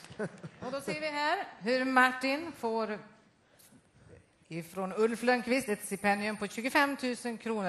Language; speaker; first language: Swedish; native; Swedish